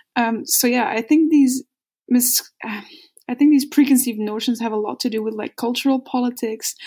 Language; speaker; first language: English; non-native, fluent; Dutch